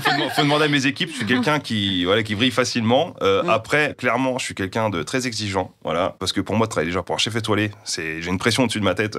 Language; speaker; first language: French; native; French